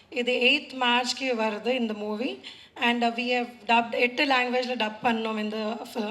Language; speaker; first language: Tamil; non-native, learner; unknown